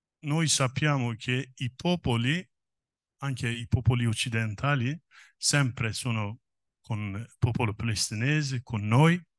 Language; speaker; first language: Italian; non-native, learner; Kurdish